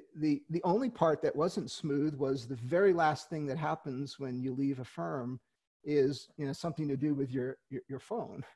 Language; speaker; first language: English; native; English